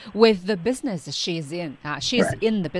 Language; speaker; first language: English; non-native, fluent; Chinese